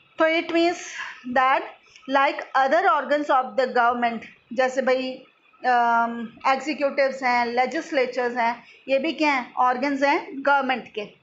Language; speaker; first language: Hindi; native; Hindi